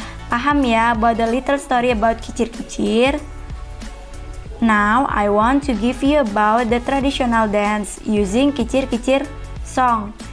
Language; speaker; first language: English; non-native, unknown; Indonesian